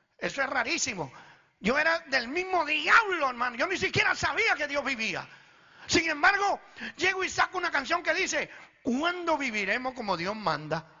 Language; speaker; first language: Spanish; early bilingual, other home language; Italian